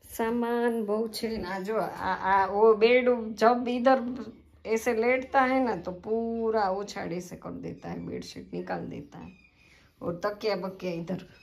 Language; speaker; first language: Hindi; non-native, local second language; Gujarati